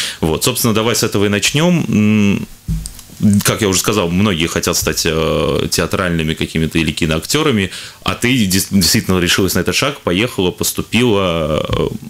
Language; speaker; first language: Russian; native; Russian